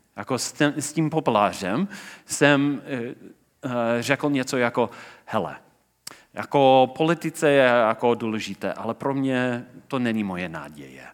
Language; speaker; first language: Czech; non-native, fluent; English